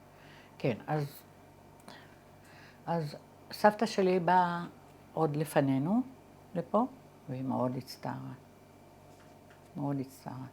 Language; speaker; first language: Hebrew; early bilingual, other home language; Arabic